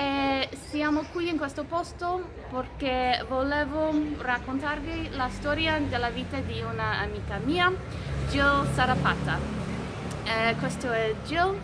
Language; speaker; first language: Italian; non-native, fluent; English